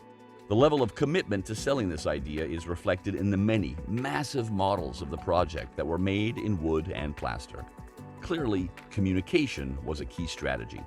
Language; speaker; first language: English; native; English